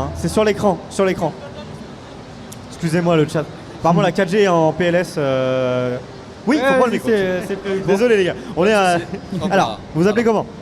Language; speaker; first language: French; native; French